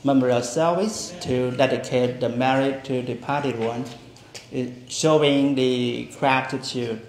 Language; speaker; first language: English; non-native, fluent; Khmer